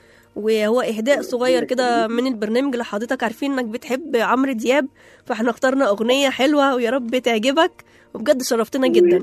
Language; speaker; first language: Arabic; native; Arabic